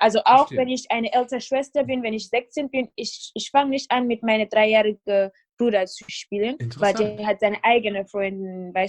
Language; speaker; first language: German; non-native, fluent; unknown